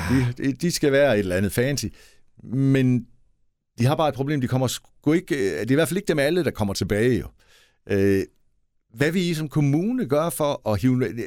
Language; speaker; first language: Danish; native; Danish